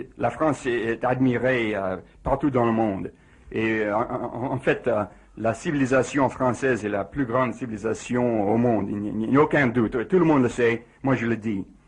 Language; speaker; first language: French; non-native, fluent; English